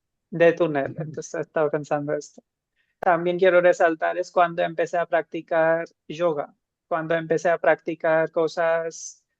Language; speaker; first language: Spanish; non-native, fluent; Hindi